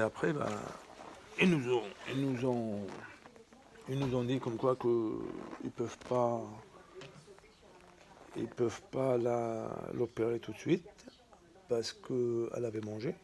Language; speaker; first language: French; native; French